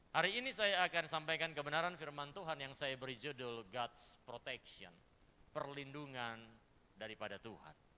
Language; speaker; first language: Indonesian; native; Indonesian